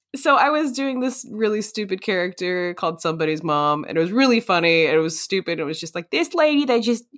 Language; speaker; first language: English; native; English